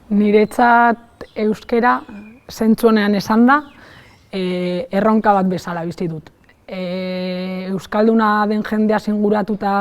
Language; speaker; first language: Basque; non-native, local second language; Spanish